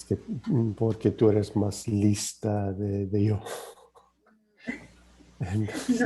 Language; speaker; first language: Spanish; non-native, learner; English